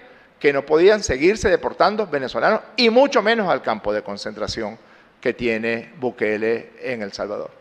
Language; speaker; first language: Spanish; native; Spanish